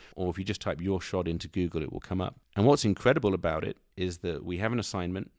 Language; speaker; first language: English; native; English